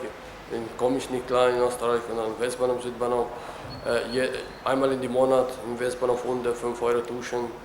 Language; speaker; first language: German; non-native, learner; Romany